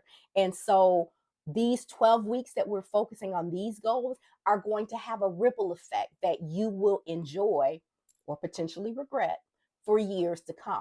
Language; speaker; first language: English; native; English